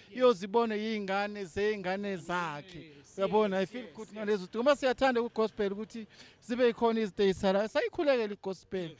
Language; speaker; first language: Zulu; native; Zulu